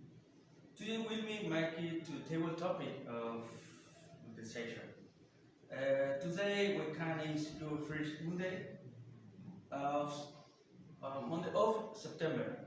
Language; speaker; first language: English; non-native, learner; Spanish